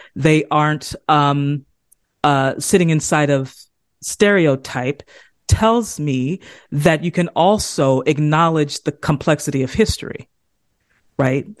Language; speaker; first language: English; native; English